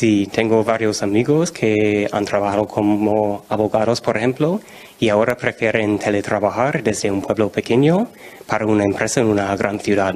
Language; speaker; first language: Spanish; non-native, fluent; English